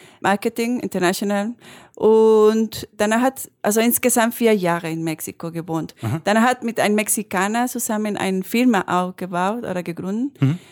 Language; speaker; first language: German; non-native, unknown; Spanish